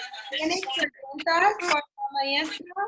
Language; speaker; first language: Spanish; non-native, learner; English